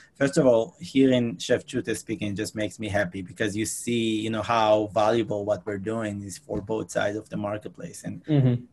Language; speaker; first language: English; non-native, fluent; Hebrew